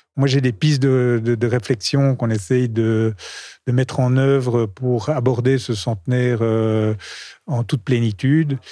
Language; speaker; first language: French; native; French